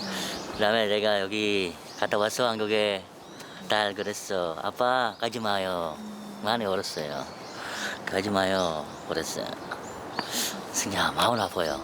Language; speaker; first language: Korean; non-native, learner; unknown